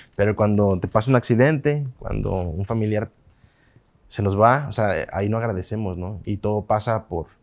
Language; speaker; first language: Spanish; native; Spanish